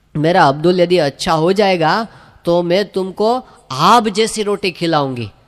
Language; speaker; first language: Hindi; non-native, local second language; Gujarati